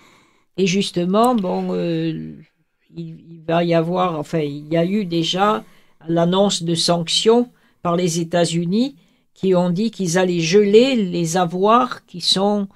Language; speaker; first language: French; native; French